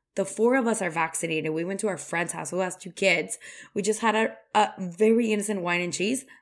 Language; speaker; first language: English; non-native, fluent; Spanish